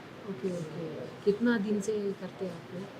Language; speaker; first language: Hindi; non-native, local second language; Telugu